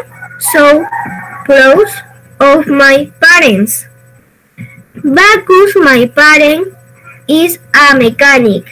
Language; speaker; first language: English; non-native, learner; Spanish